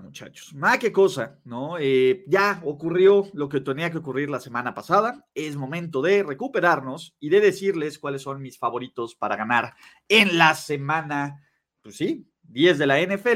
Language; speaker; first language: Spanish; native; Spanish